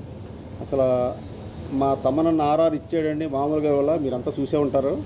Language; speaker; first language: Telugu; native; Telugu